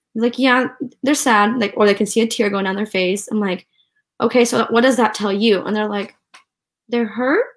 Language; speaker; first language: English; early bilingual, other home language; Ukrainian